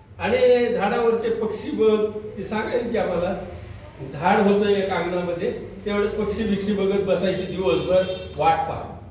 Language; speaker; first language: Marathi; non-native, local second language; Urdu